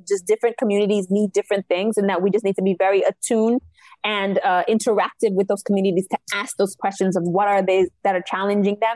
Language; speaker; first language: English; native; English